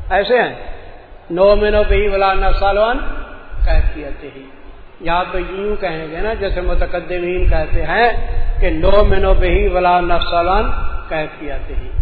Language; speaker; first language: Urdu; non-native, local second language; Saraiki